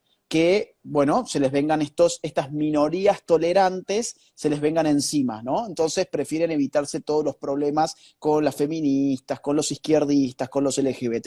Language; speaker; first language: Spanish; native; Spanish